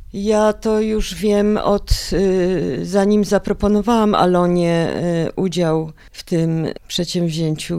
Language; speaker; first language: Polish; native; Polish